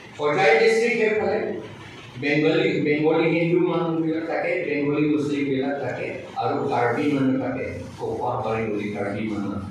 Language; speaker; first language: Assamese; non-native, local second language; Karbi